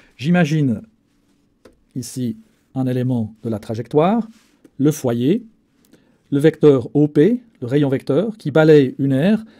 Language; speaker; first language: French; native; French